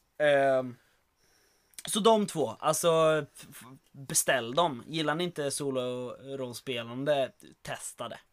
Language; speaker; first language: Swedish; native; Swedish